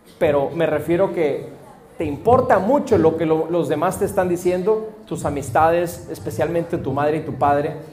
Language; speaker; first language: Spanish; early bilingual, heritage; Spanish